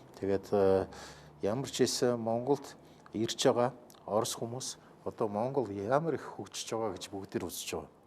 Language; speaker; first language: Mongolian; non-native, fluent; Russian